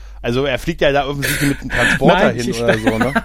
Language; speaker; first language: German; native; German